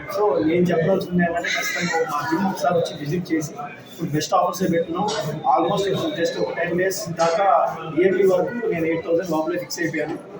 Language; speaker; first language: Telugu; native; Telugu